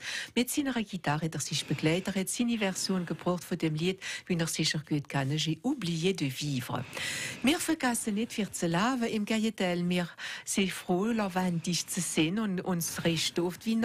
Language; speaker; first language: German; native; German